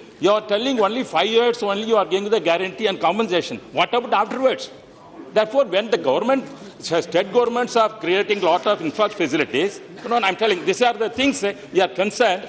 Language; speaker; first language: English; non-native, local second language; Tamil